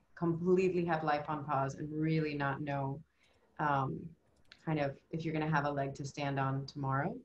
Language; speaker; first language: English; early bilingual, other home language; Spanish